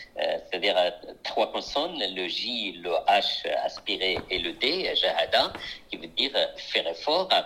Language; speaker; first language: French; non-native, local second language; Arabic